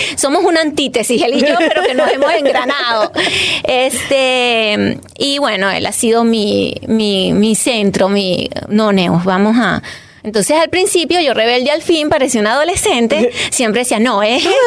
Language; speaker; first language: Spanish; native; Spanish